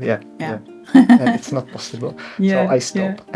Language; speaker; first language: English; non-native, learner; Czech